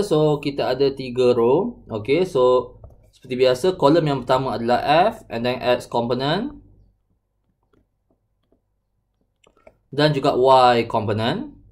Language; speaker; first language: Malay; native; Malay